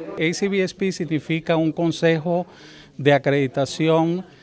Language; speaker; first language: Spanish; native; Spanish